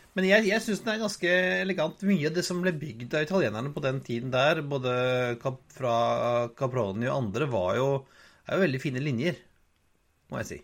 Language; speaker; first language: Norwegian; native; Norwegian